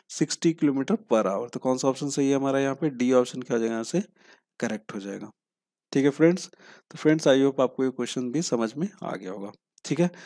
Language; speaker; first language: Hindi; native; Hindi